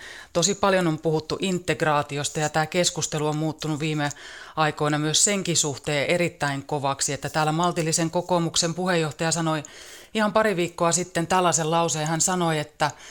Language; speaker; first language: Finnish; native; Finnish